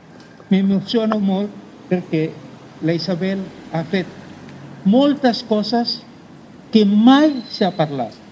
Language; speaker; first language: Catalan; non-native, local second language; Spanish